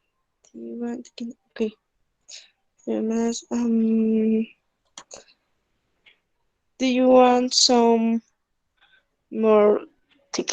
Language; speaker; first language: English; non-native, learner; Spanish